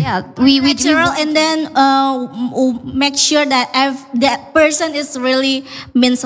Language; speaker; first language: English; non-native, learner; Indonesian